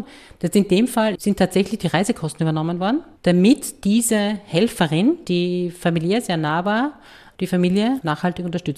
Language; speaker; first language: German; native; German